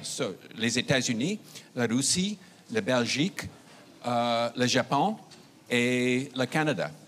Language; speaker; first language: French; non-native, fluent; English